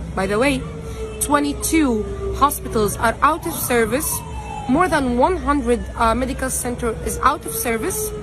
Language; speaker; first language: English; non-native, fluent; Arabic